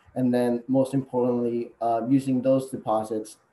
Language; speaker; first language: English; non-native, fluent; Spanish